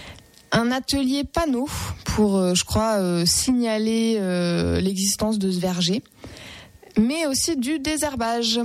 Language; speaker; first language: French; native; French